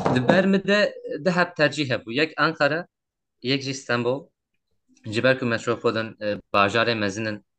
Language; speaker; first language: Kurdish; non-native, local second language; Turkish